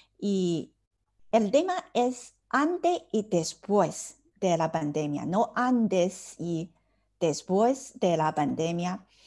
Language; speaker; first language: Spanish; non-native, fluent; Chinese